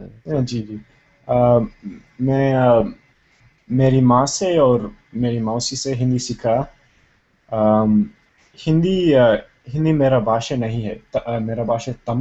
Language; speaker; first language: Hindi; non-native, learner; Tamil